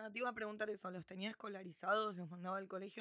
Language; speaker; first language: Spanish; native; Spanish